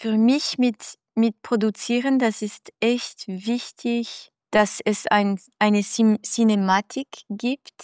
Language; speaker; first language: German; non-native, local second language; French